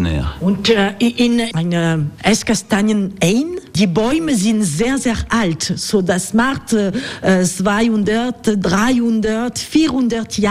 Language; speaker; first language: German; non-native, learner; French